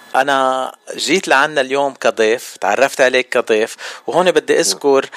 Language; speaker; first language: Arabic; native; Arabic